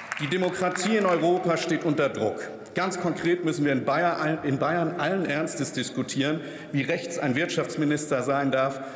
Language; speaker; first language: German; non-native, local second language; Danish